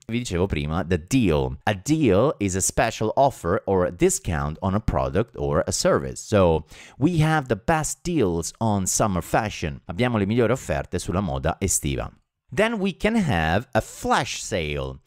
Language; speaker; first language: English; non-native, fluent; Italian